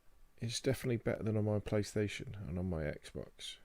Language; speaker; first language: English; native; English